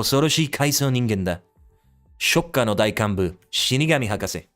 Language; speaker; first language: Japanese; non-native, learner; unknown